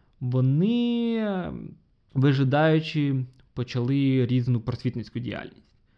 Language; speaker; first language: Ukrainian; non-native, local second language; Russian